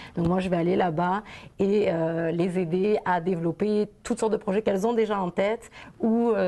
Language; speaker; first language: French; native; French